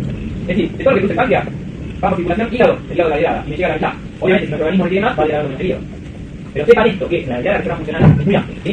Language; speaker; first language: Spanish; native; Spanish